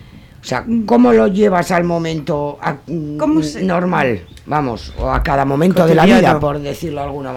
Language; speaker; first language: Spanish; native; Spanish